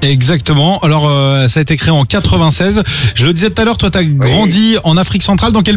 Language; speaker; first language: French; native; French